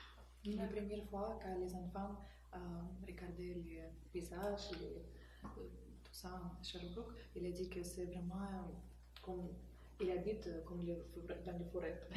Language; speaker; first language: French; non-native, learner; Russian